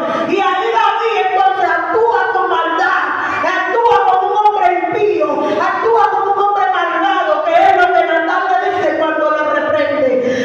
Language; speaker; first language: Spanish; native; Spanish